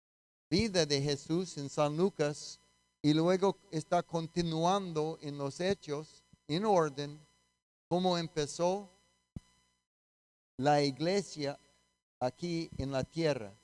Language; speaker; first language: Spanish; non-native, fluent; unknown